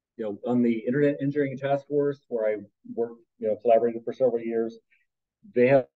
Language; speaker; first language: English; native; English